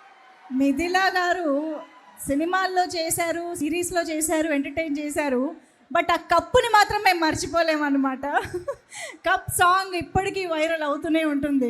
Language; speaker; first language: Telugu; native; Telugu